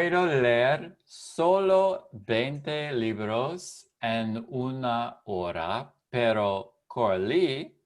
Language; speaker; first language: Spanish; non-native, learner; English